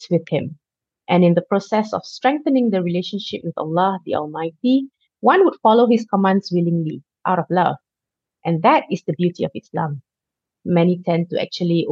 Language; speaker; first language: English; non-native, local second language; Malay